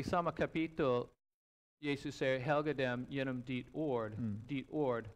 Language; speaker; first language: Swedish; non-native, fluent; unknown